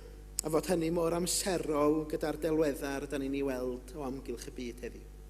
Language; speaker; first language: Welsh; native; Welsh